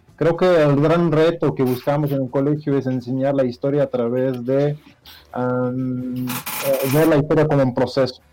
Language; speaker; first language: Spanish; non-native, fluent; Dutch